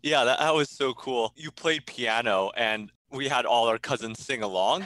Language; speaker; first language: English; early bilingual, other home language; Chinese